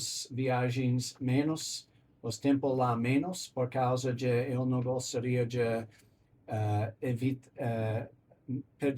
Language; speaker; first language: Portuguese; non-native, learner; English